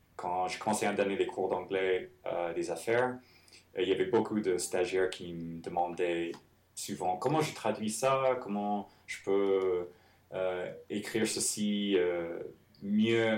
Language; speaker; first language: French; non-native, fluent; English